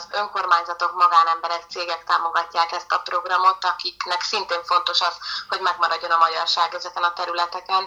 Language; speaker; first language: Hungarian; native; Hungarian